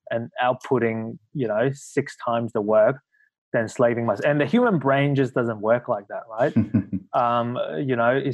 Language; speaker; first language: English; non-native, local second language; Cantonese